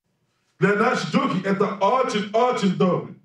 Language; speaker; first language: Russian; non-native, learner; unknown